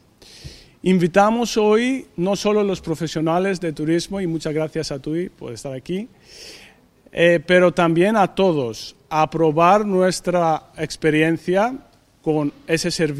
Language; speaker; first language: Spanish; non-native, fluent; Greek